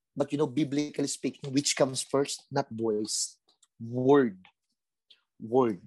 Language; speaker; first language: English; non-native, local second language; Filipino